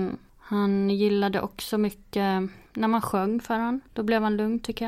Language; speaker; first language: Swedish; native; Swedish